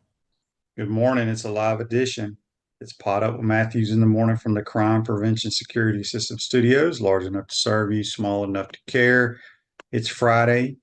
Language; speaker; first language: English; native; English